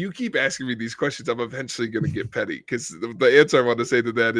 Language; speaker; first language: English; native; English